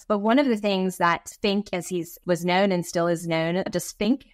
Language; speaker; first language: English; native; English